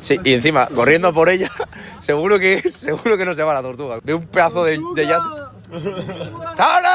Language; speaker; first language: Spanish; native; Spanish